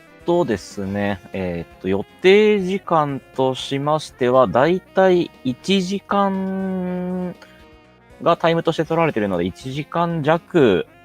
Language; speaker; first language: Japanese; native; Japanese